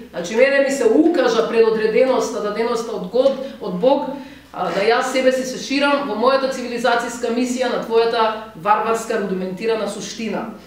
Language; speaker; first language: Macedonian; native; Macedonian